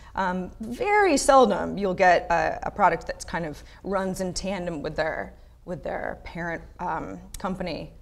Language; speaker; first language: English; native; English